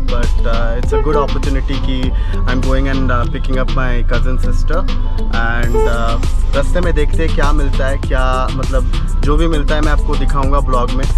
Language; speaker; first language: Hindi; non-native, local second language; Bangla